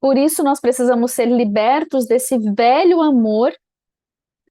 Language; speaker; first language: Portuguese; native; Portuguese